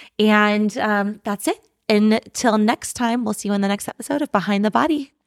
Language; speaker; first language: English; native; English